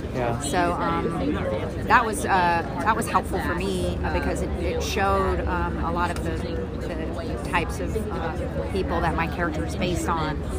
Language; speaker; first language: English; native; English